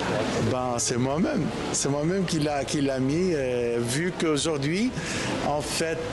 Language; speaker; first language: French; non-native, local second language; Arabic